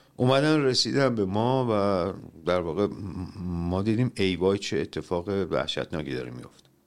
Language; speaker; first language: Persian; native; Persian